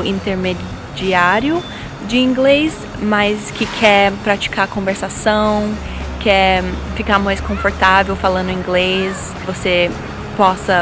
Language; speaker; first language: Portuguese; early bilingual, heritage; Portuguese